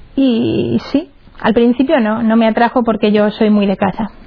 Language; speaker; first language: Spanish; native; Spanish